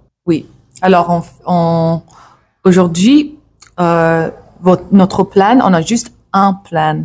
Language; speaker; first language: French; non-native, learner; English